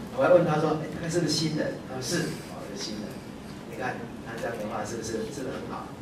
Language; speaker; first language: Chinese; native; Chinese